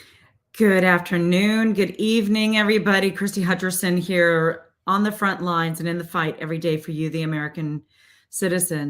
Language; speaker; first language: English; native; English